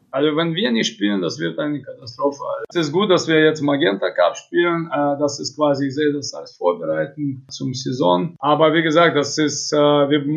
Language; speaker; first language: German; non-native, fluent; Russian